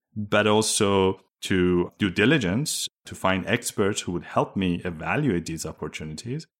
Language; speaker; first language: English; early bilingual, other home language; Persian